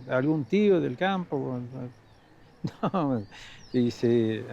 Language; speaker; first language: Spanish; non-native, fluent; English